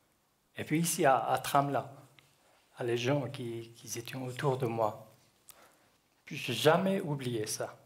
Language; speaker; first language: French; non-native, learner; Kurdish